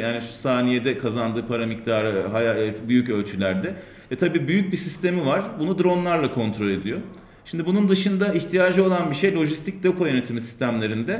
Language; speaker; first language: Turkish; native; Turkish